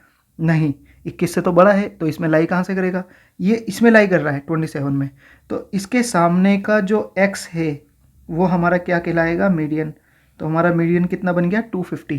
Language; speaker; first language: Hindi; native; Hindi